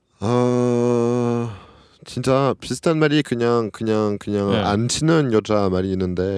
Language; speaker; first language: Korean; non-native, learner; French